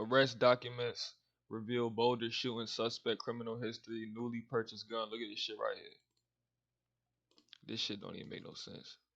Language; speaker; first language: English; native; English